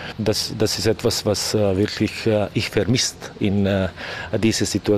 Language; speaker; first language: German; non-native, learner; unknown